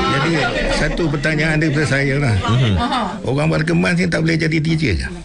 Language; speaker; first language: Malay; native; Malay